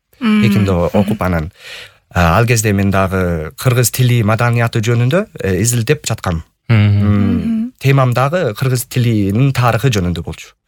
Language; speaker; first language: Kyrgyz; non-native, fluent; English